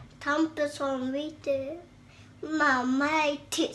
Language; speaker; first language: Swedish; early bilingual, other home language; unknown